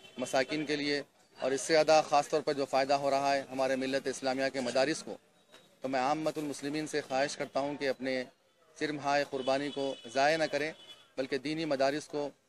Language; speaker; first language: Urdu; native; Urdu